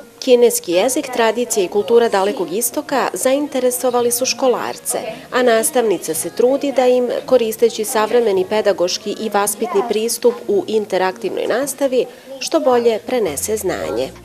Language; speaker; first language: Bosnian; native; Bosnian